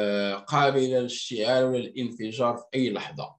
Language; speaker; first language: Arabic; native; Arabic